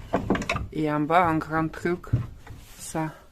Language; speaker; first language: French; non-native, fluent; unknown